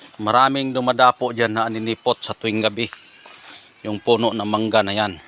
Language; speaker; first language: Filipino; non-native, local second language; Cebuano